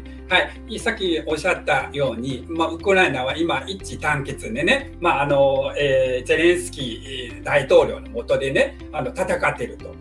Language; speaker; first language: Japanese; non-native, fluent; Chinese